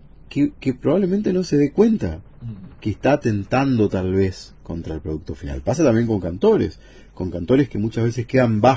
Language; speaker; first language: Spanish; native; Spanish